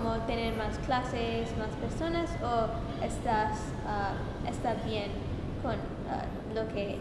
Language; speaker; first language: Spanish; non-native, learner; English